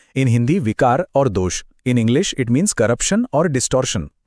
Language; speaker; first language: Hindi; non-native, local second language; Marathi